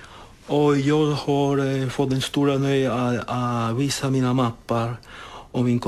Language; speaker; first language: Swedish; non-native, fluent; Spanish